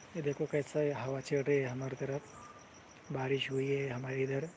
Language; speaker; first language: Hindi; non-native, local second language; Marathi